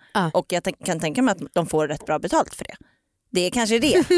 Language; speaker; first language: Swedish; native; Swedish